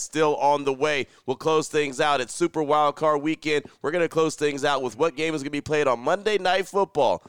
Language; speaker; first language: English; native; English